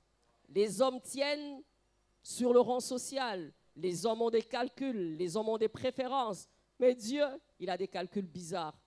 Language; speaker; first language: French; non-native, local second language; Lingala